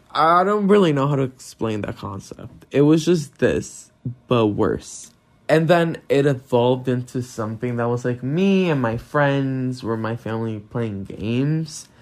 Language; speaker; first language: English; non-native, fluent; Portuguese